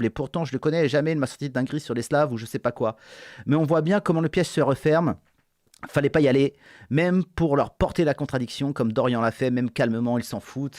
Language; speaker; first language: French; native; French